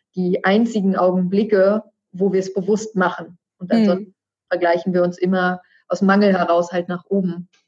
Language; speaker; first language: German; native; German